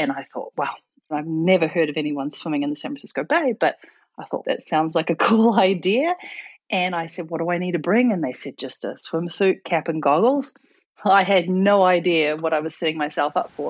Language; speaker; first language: English; native; English